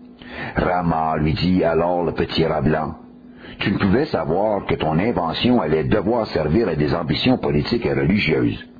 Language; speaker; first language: French; native; French